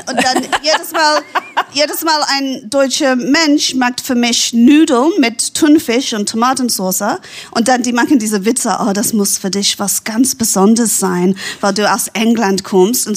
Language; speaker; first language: German; non-native, fluent; English